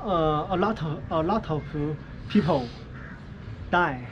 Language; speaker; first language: English; non-native, learner; Chinese